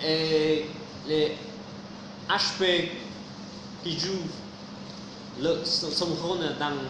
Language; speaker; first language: French; non-native, fluent; Vietnamese